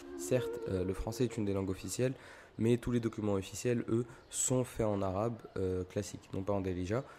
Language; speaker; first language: French; native; French